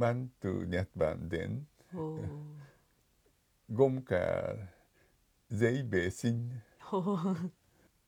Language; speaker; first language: Vietnamese; non-native, fluent; Japanese